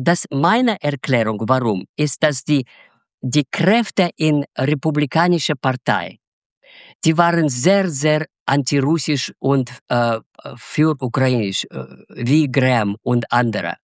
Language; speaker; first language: German; non-native, fluent; Russian